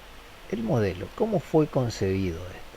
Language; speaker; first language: Spanish; native; Spanish